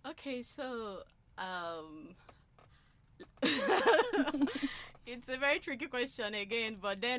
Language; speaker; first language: English; non-native, local second language; Igbo